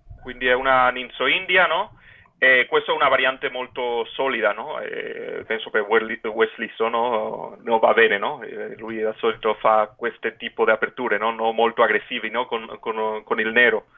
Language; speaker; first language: Italian; non-native, fluent; Spanish